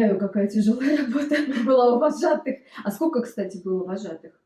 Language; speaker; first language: Russian; native; Russian